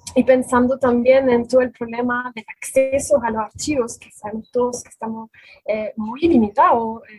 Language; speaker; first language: Spanish; non-native, fluent; French